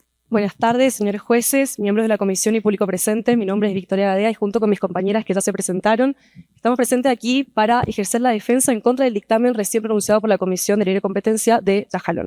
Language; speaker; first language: Spanish; native; Spanish